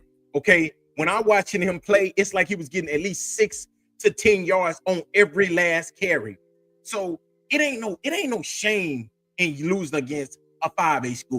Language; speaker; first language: English; native; English